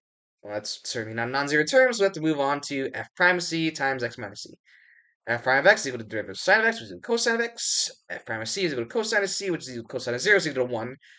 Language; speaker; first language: English; native; English